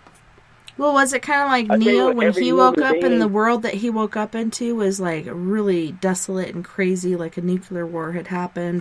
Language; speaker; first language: English; native; English